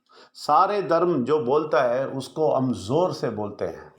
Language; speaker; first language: Hindi; non-native, local second language; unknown